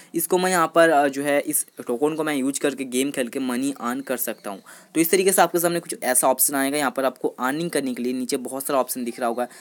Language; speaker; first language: Hindi; non-native, local second language; Bangla